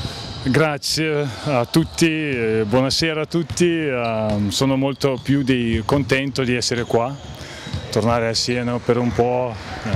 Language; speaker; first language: Italian; non-native, fluent; Lithuanian